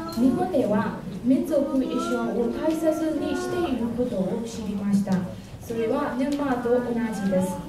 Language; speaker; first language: Japanese; non-native, learner; Burmese